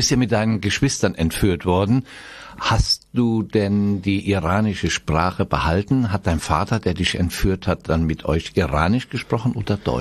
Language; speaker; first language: German; native; German